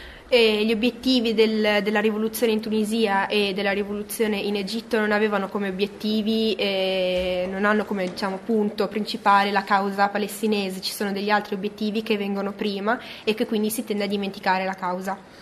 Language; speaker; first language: Italian; native; Italian